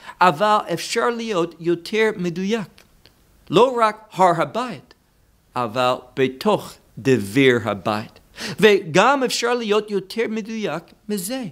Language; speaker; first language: Hebrew; non-native, fluent; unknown